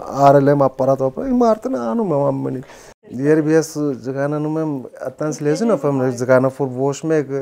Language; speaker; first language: Armenian; non-native, learner; Hindi